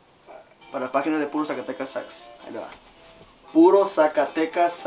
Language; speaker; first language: Spanish; early bilingual, heritage; Spanish